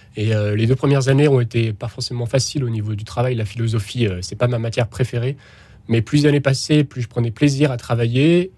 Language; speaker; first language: French; native; French